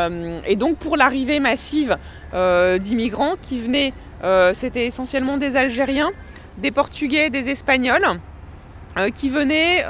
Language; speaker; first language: French; native; French